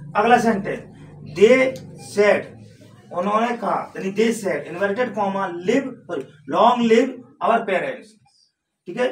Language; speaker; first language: Hindi; native; Hindi